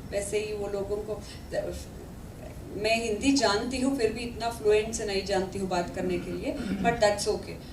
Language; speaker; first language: Hindi; non-native, local second language; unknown